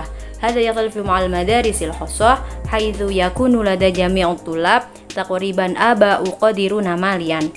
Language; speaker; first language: Arabic; non-native, learner; Indonesian